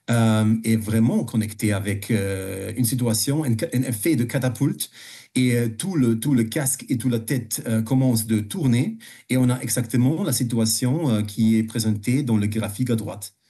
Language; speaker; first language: French; non-native, fluent; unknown